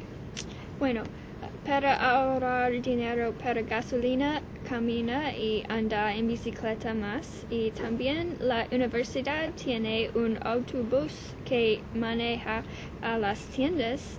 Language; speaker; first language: Spanish; non-native, learner; English